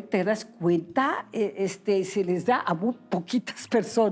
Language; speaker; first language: Spanish; native; Spanish